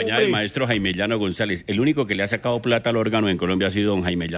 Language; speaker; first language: Spanish; native; Spanish